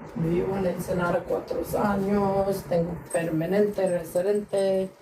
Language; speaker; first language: Spanish; non-native, learner; English